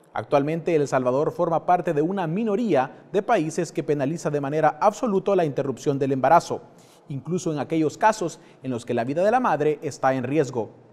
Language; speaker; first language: Spanish; native; Spanish